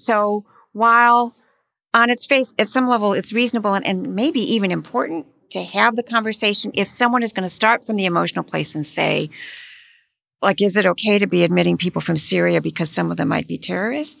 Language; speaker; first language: English; native; English